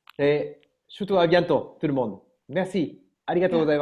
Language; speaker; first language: French; non-native, learner; Japanese